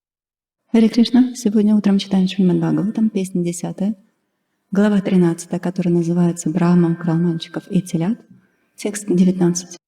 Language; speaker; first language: Russian; native; Russian